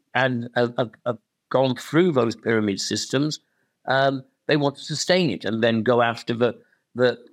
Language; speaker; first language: English; native; English